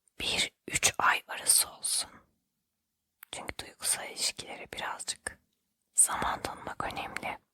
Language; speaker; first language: Turkish; native; Turkish